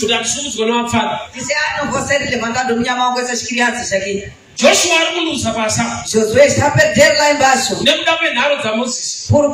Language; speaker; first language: Portuguese; non-native, local second language; Shona